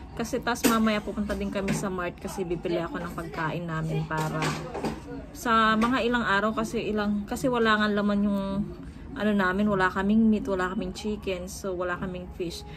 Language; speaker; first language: Filipino; native; Filipino